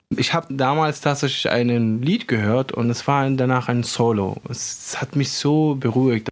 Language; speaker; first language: German; non-native, fluent; Arabic